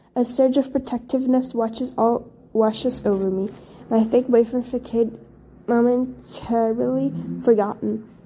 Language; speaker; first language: English; non-native, fluent; Portuguese